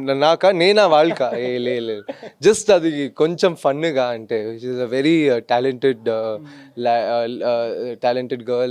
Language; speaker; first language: Telugu; non-native, local second language; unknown